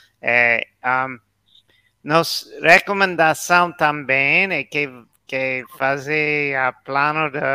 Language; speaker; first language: Portuguese; non-native, learner; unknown